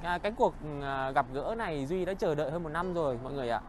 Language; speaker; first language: Vietnamese; native; Vietnamese